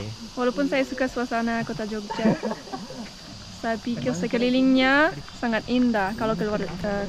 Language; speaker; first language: Indonesian; non-native, fluent; English